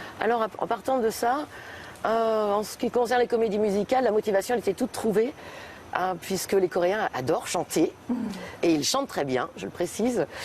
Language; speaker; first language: French; native; French